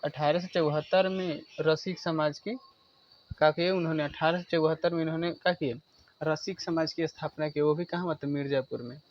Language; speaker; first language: Hindi; native; Hindi